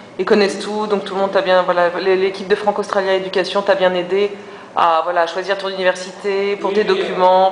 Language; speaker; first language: French; native; French